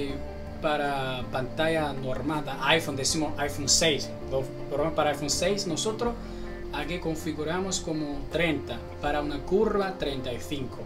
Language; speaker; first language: Spanish; non-native, learner; Chinese